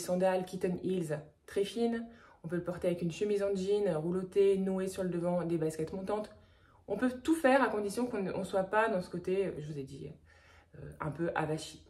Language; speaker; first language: French; native; French